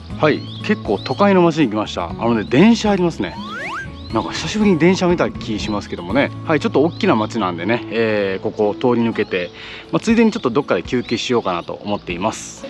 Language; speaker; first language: Japanese; native; Japanese